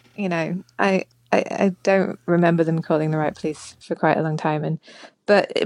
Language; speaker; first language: English; native; English